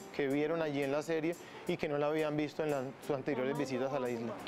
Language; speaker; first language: Spanish; non-native, local second language; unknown